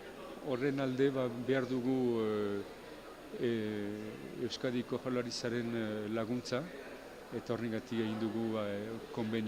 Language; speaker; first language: Basque; early bilingual, heritage; Basque